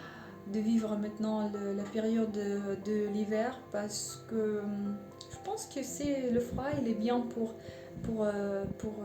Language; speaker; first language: French; non-native, learner; Russian